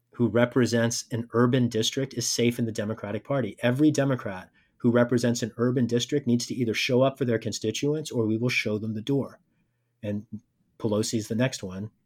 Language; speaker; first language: English; native; English